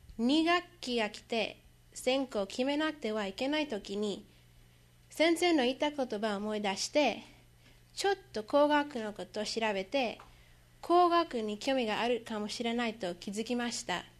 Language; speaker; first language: Japanese; non-native, learner; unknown